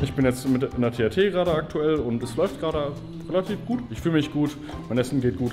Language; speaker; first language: German; native; German